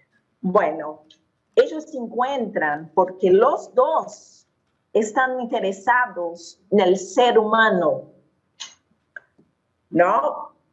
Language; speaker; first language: Spanish; non-native, fluent; Portuguese